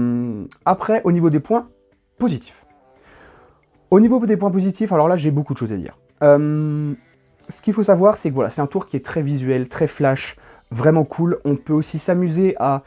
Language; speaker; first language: French; native; French